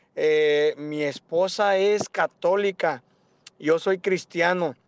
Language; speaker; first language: Spanish; native; Spanish